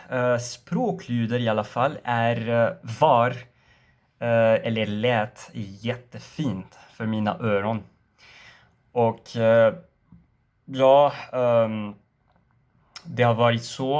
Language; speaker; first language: Swedish; non-native, learner; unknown